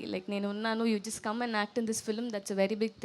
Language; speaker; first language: Telugu; non-native, learner; Tamil